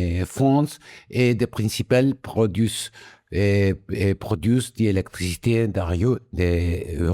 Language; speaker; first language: French; non-native, learner; Spanish